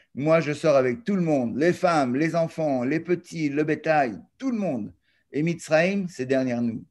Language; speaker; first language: French; native; French